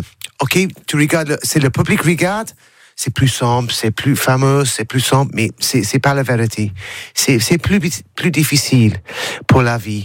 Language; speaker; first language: French; non-native, learner; English